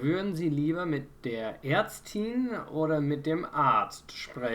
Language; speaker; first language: German; non-native, fluent; English